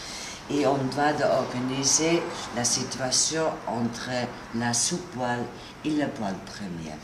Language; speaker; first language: French; non-native, learner; Italian